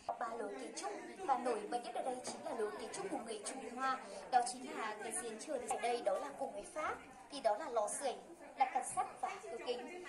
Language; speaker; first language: Vietnamese; non-native, local second language; Hmong